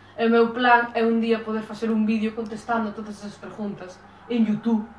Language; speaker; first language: Galician; native; Galician